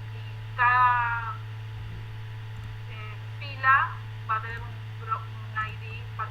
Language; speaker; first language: Spanish; native; Spanish